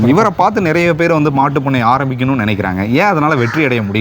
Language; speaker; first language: Tamil; native; Tamil